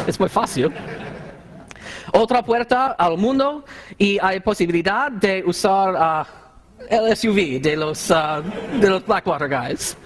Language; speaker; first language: Spanish; non-native, learner; English